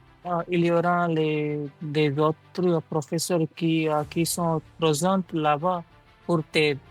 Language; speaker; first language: French; non-native, learner; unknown